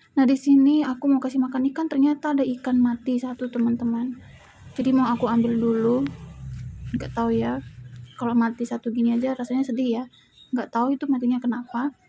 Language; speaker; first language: Indonesian; native; Indonesian